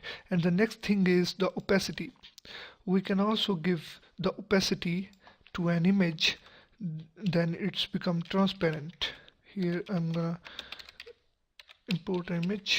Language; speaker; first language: English; non-native, local second language; Urdu